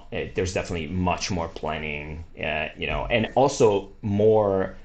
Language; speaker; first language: English; non-native, fluent; Italian